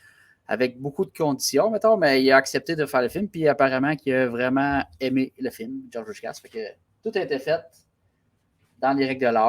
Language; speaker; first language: French; native; French